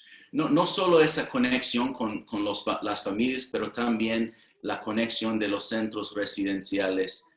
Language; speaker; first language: Spanish; non-native, fluent; English